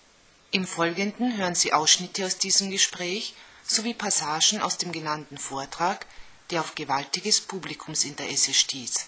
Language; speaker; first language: German; native; German